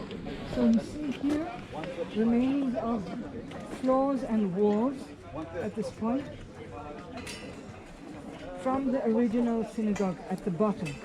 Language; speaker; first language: English; non-native, fluent; Hebrew